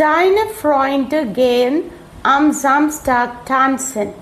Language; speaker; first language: German; non-native, fluent; Malayalam